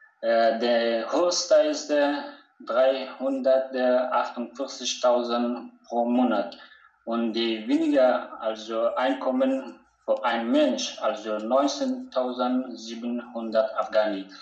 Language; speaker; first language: German; non-native, learner; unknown